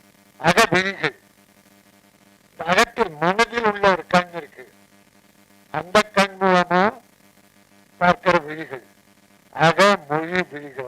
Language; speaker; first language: Tamil; native; Tamil